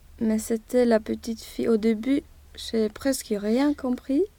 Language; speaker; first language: French; non-native, learner; Swedish